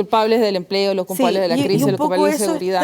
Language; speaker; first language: Spanish; native; Spanish